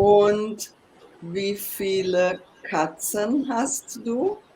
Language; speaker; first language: German; non-native, fluent; English